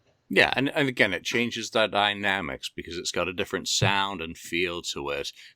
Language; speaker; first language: English; native; English